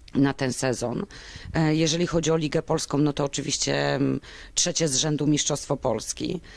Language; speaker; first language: Polish; native; Polish